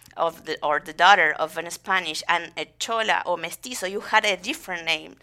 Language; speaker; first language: English; non-native, fluent; Spanish